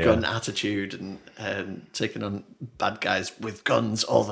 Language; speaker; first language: English; native; English